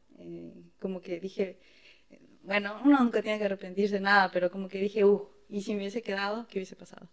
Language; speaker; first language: Spanish; native; Spanish